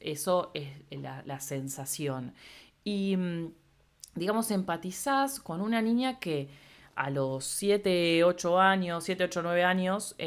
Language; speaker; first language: Spanish; native; Spanish